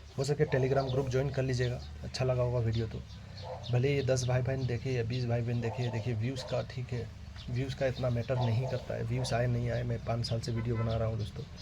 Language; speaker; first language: Hindi; non-native, local second language; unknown